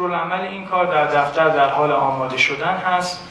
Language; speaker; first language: Persian; native; Persian